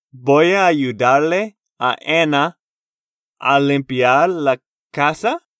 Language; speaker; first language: Spanish; non-native, fluent; English